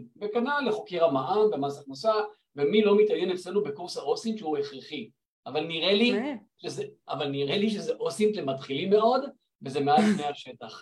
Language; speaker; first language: Hebrew; native; Hebrew